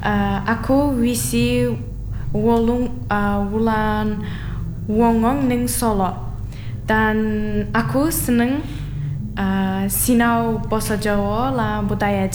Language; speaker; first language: Indonesian; non-native, learner; Turkmen